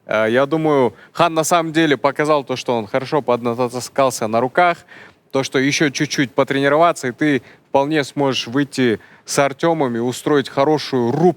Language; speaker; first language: Russian; non-native, local second language; Kazakh